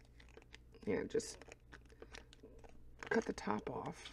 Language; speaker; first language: English; native; English